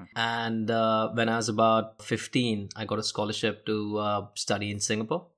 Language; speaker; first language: English; non-native, local second language; Hindi